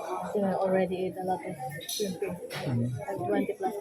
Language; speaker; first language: English; non-native, local second language; Filipino